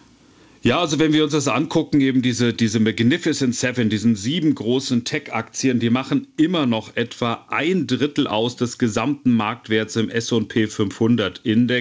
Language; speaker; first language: German; native; German